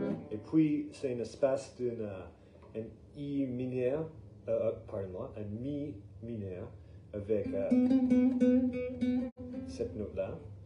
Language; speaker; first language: French; non-native, fluent; English